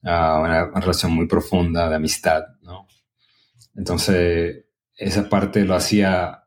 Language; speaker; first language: Spanish; early bilingual, other home language; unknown